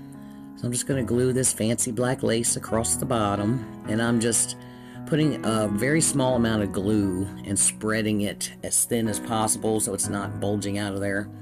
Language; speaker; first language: English; native; English